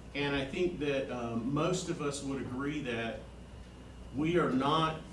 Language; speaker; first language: English; native; English